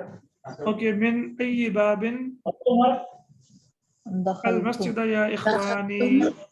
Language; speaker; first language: Arabic; non-native, fluent; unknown